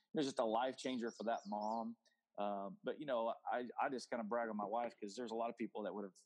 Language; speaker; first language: English; native; English